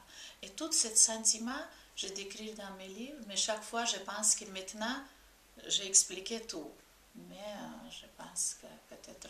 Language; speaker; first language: French; non-native, fluent; Georgian